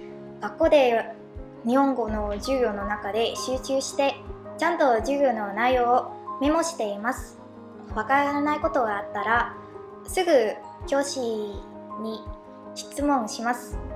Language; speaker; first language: Japanese; non-native, learner; Vietnamese